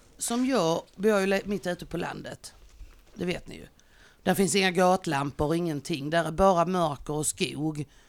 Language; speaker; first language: Swedish; native; Swedish